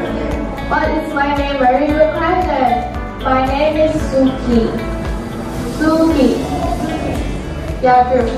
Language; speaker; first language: English; non-native, local second language; Hakka Chinese